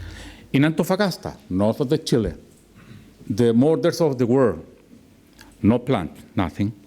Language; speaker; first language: English; non-native, learner; Spanish